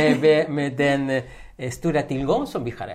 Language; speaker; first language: Swedish; non-native, fluent; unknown